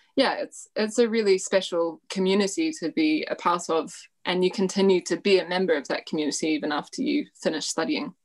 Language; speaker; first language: English; native; English